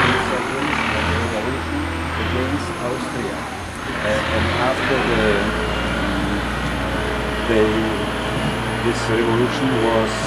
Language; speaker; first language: English; non-native, fluent; Czech